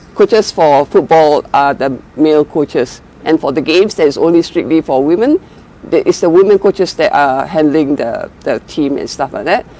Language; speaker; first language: English; non-native, local second language; Malay